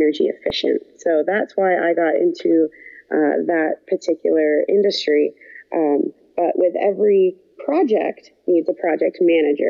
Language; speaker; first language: English; native; English